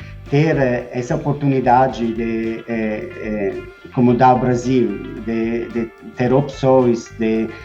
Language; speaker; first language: Portuguese; non-native, fluent; Spanish